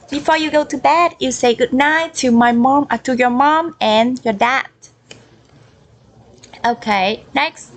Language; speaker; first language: English; non-native, learner; Vietnamese